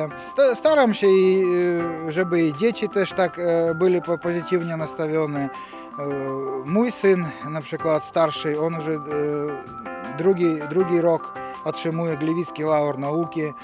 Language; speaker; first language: Polish; early bilingual, heritage; Ukrainian